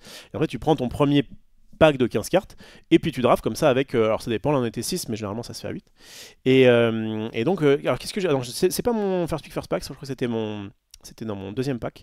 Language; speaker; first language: French; native; French